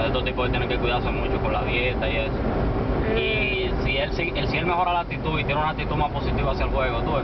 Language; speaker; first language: Spanish; native; Spanish